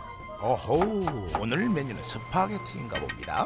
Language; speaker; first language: Korean; native; Korean